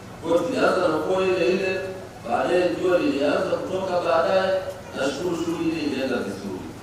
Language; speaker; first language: Swahili; native; Swahili